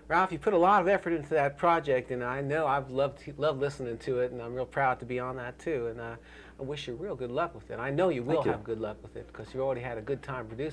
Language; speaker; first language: English; native; English